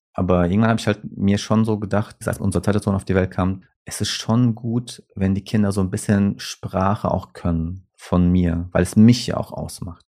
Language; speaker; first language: German; early bilingual, other home language; Turkish